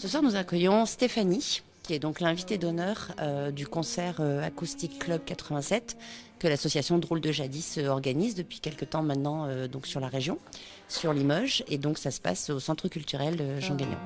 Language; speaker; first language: French; native; French